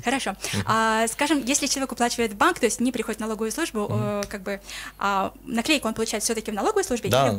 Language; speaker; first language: Russian; non-native, local second language; Kyrgyz